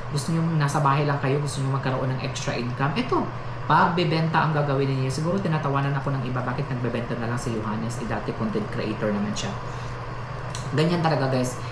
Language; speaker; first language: Filipino; non-native, local second language; Cebuano